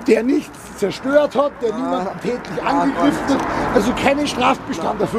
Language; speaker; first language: German; native; German